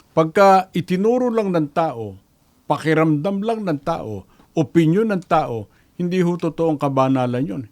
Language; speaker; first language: Filipino; native; Filipino